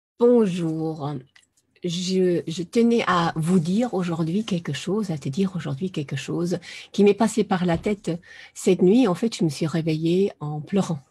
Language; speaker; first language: French; non-native, fluent; German